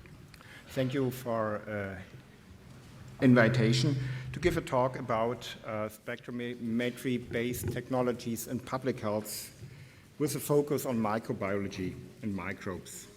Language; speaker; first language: English; non-native, fluent; German